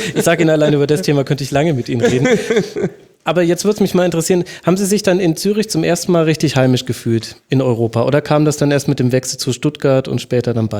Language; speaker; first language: German; native; German